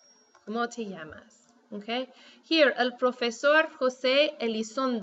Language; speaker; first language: Spanish; non-native, fluent; English